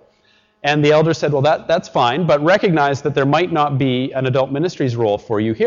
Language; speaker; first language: English; native; English